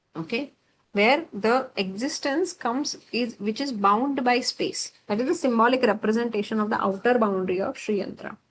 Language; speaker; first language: English; non-native, local second language; Marathi